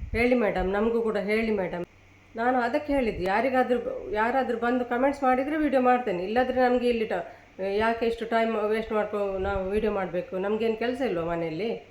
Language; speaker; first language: Kannada; native; Kannada